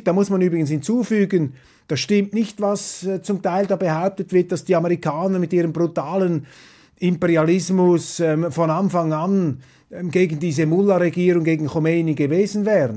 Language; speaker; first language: German; non-native, local second language; Swiss German